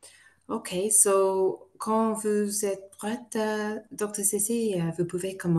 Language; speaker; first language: French; non-native, fluent; English